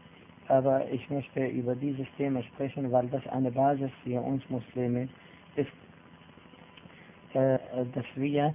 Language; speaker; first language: German; non-native, fluent; Arabic